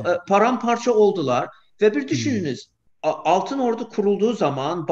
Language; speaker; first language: Turkish; non-native, fluent; English